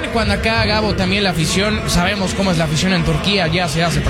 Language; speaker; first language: Spanish; native; Spanish